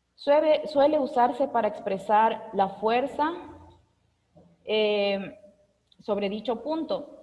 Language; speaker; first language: Spanish; native; Spanish